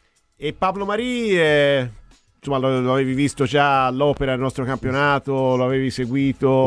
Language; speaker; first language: Italian; native; Italian